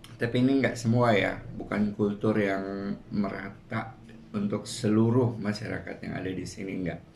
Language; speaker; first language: Indonesian; native; Indonesian